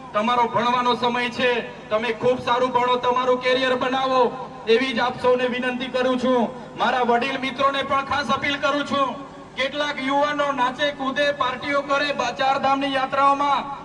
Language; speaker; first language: Gujarati; non-native, local second language; Vasavi